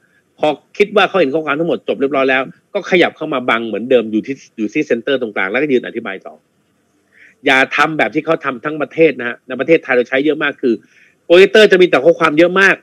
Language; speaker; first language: Thai; native; Thai